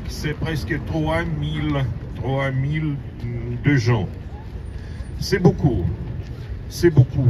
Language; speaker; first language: French; non-native, learner; Russian